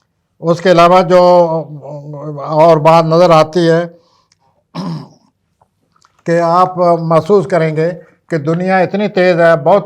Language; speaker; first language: Urdu; native; Urdu